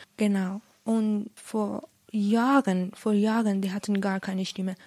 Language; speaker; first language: German; non-native, learner; Persian